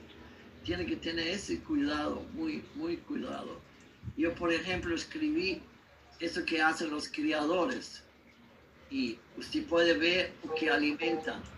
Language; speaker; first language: Spanish; non-native, learner; German